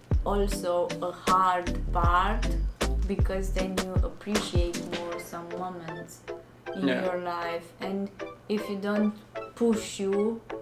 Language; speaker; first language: English; non-native, learner; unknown